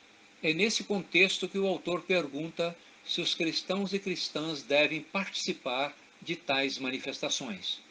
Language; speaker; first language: Portuguese; native; Portuguese